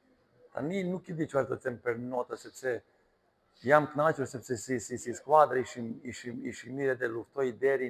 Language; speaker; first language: Albanian; non-native, learner; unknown